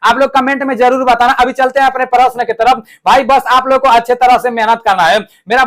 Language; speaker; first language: Hindi; native; Hindi